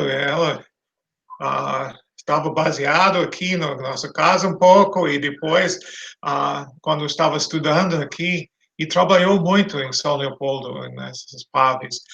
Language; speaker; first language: Portuguese; non-native, fluent; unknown